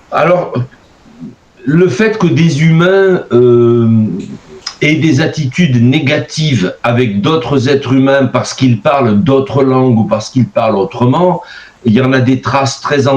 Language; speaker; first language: French; native; French